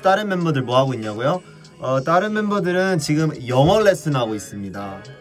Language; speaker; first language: Korean; early bilingual, heritage; Korean